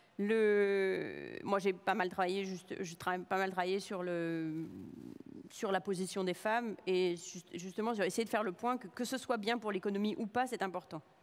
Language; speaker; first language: French; native; French